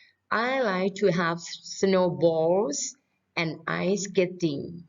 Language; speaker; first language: English; non-native, fluent; Thai